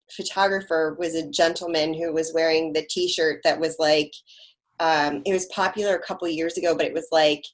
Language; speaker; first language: English; native; English